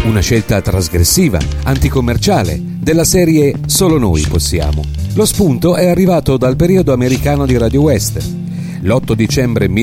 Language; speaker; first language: Italian; native; Italian